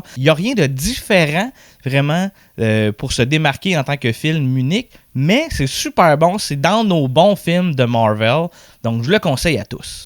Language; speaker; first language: French; native; French